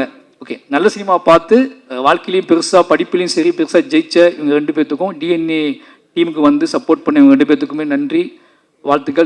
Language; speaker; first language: Tamil; native; Tamil